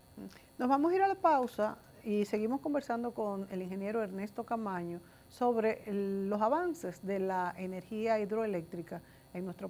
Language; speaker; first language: Spanish; native; Spanish